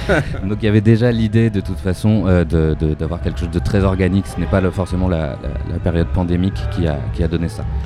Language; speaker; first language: French; native; French